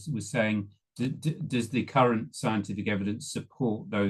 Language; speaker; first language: English; native; English